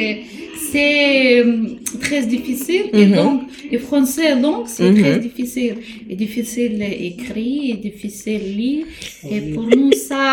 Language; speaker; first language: French; non-native, learner; Romanian